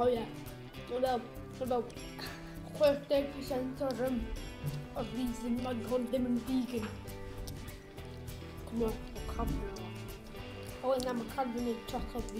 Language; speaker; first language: Welsh; non-native, local second language; English